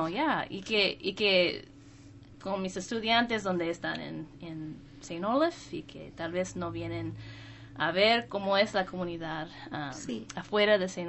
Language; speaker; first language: Spanish; non-native, fluent; English